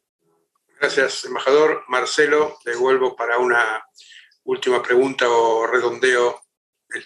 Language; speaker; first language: Spanish; native; Spanish